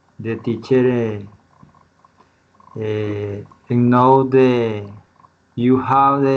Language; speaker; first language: English; non-native, learner; Spanish